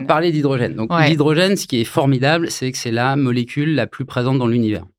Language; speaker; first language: French; native; French